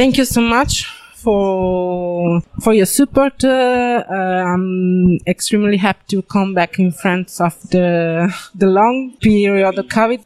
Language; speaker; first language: English; non-native, learner; Italian